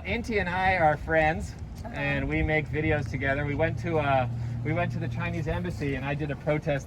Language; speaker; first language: English; non-native, fluent; Chinese